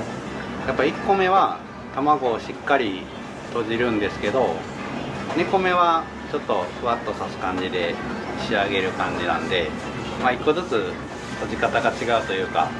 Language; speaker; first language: Japanese; native; Japanese